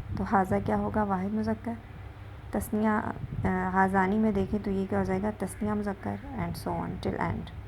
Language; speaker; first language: Urdu; native; Urdu